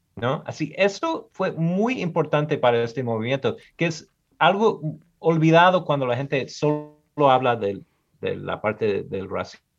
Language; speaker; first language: Spanish; early bilingual, heritage; Spanish